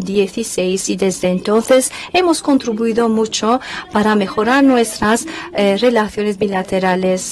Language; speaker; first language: Spanish; non-native, fluent; Turkish